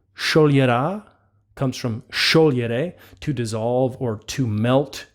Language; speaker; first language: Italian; non-native, fluent; English